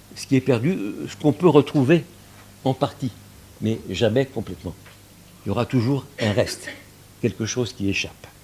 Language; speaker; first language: French; early bilingual, other home language; Yiddish